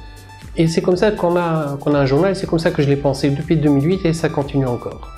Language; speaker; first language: French; non-native, local second language; Arabic